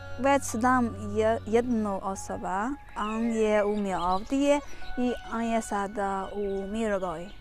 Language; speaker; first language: Bosnian; non-native, learner; Chinese